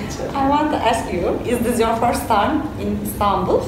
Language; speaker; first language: English; non-native, learner; Turkish